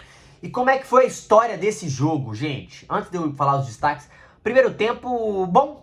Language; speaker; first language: Portuguese; native; Portuguese